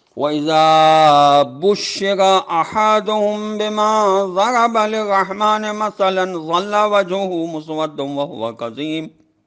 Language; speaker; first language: Arabic; non-native, fluent; Urdu